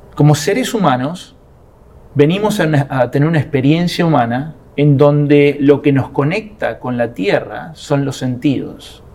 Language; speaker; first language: Spanish; native; Spanish